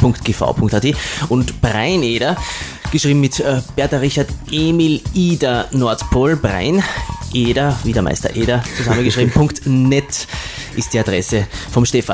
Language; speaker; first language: German; native; German